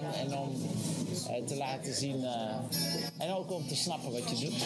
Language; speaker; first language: Dutch; native; Dutch